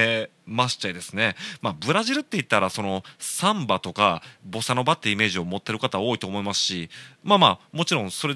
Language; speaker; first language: Japanese; native; Japanese